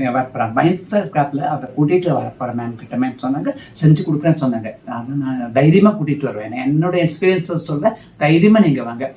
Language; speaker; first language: Tamil; non-native, local second language; Malayalam